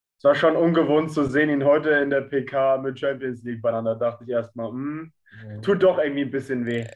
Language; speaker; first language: German; native; German